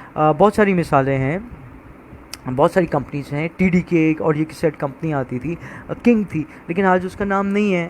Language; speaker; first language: Urdu; native; Urdu